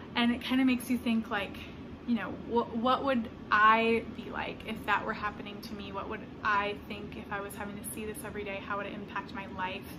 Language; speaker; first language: English; native; English